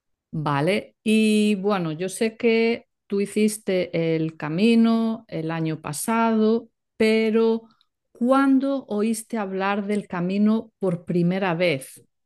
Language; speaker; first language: Spanish; native; Spanish